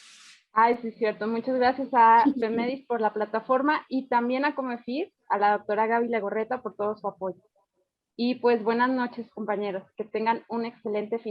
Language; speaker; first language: Spanish; native; Spanish